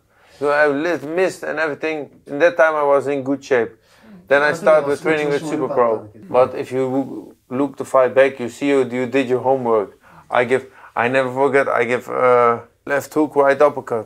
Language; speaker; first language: English; non-native, learner; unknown